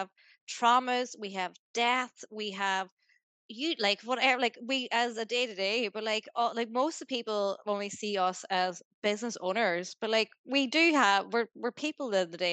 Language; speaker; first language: English; native; English